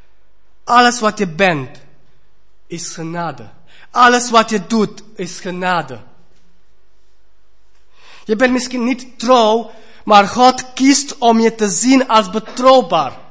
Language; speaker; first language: Dutch; non-native, fluent; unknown